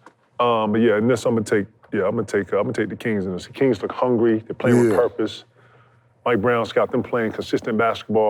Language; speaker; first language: English; native; English